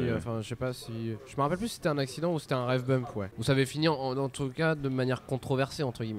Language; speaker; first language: French; native; French